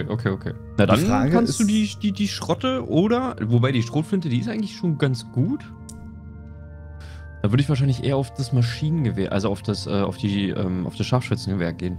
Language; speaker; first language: German; native; German